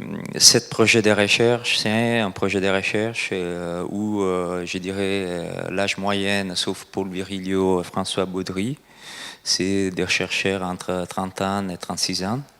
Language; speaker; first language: French; non-native, fluent; Italian